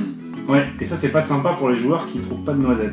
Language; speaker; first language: French; native; French